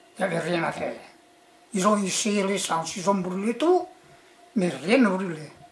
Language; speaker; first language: French; early bilingual, other home language; Catalan